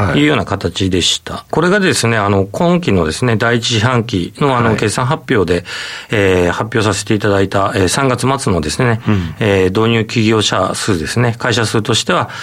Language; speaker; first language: Japanese; native; Japanese